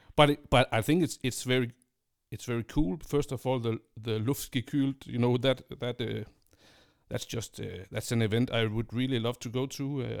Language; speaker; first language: English; non-native, fluent; Danish